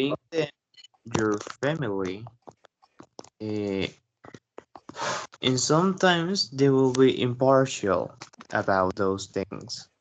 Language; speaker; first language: English; non-native, learner; Spanish